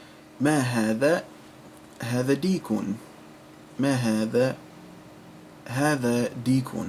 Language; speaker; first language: Arabic; non-native, fluent; English